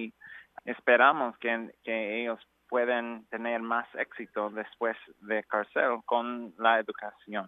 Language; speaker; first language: Spanish; non-native, learner; English